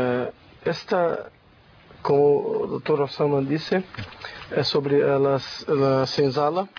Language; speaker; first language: Spanish; non-native, learner; Portuguese